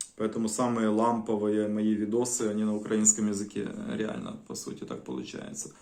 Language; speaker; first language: Russian; non-native, local second language; Ukrainian